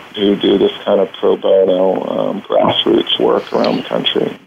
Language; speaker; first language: English; native; English